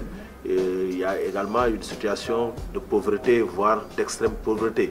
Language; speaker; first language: French; non-native, local second language; Wolof